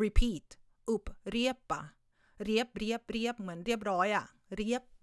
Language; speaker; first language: Swedish; non-native, fluent; Thai